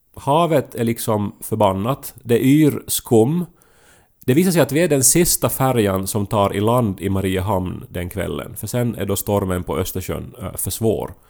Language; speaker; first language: Swedish; native; Swedish